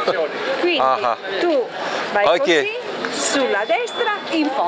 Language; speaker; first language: Italian; native; Italian